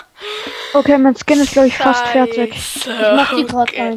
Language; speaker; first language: German; native; German